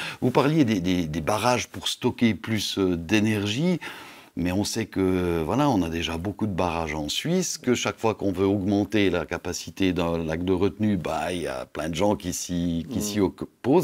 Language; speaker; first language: French; native; French